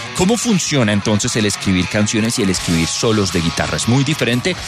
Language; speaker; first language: Spanish; native; Spanish